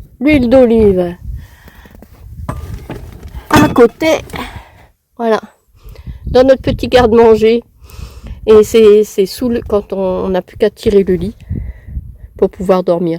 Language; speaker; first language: French; native; French